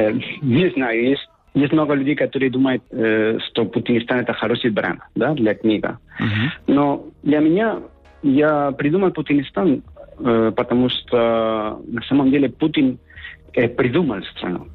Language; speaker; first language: Russian; non-native, learner; Spanish